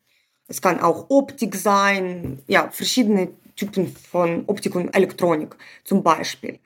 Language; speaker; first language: German; non-native, fluent; Ukrainian